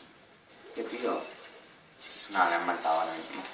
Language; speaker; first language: Spanish; native; Spanish